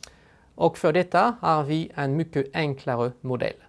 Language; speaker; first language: Swedish; non-native, fluent; French